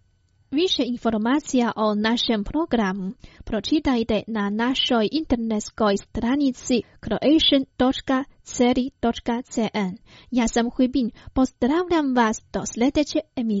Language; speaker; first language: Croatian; non-native, fluent; Chinese